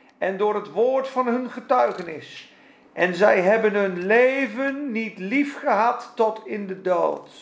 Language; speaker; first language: Dutch; non-native, fluent; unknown